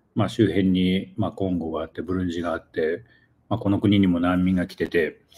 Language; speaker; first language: Japanese; native; Japanese